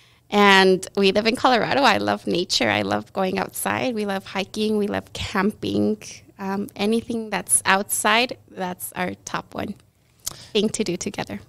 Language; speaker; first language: English; early bilingual, other home language; Spanish